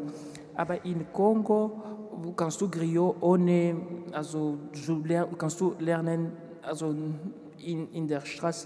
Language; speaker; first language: German; non-native, learner; French